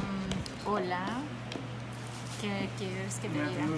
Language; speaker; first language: Spanish; native; Spanish